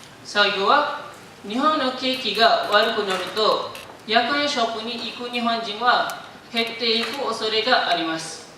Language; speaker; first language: Japanese; non-native, learner; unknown